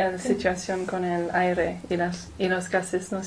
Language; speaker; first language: Spanish; non-native, learner; English